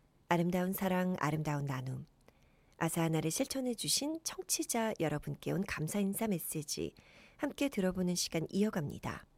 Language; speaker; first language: Korean; native; Korean